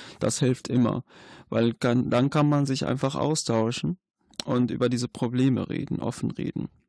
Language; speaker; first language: German; non-native, fluent; Arabic